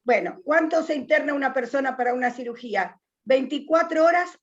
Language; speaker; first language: Spanish; native; Spanish